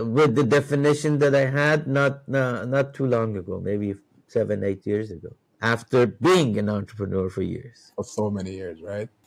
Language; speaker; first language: English; non-native, fluent; Persian